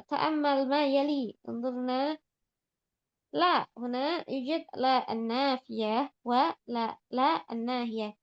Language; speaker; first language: Arabic; non-native, fluent; Indonesian